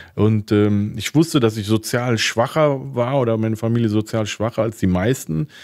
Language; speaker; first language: German; early bilingual, other home language; Turkish